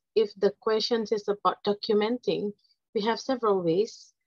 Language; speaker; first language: English; non-native, fluent; Indonesian